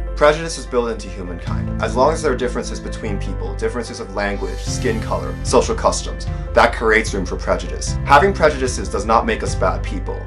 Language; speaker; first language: English; native; English